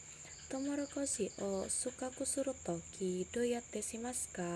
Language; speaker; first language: Japanese; non-native, learner; Indonesian